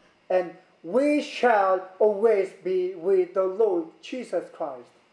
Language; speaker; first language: English; non-native, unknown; Korean